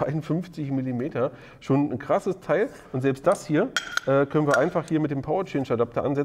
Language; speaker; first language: German; native; German